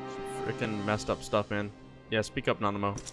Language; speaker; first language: English; native; English